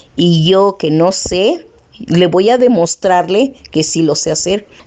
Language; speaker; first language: Spanish; early bilingual, other home language; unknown